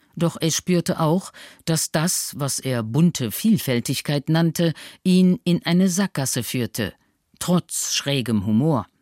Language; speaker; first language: German; native; German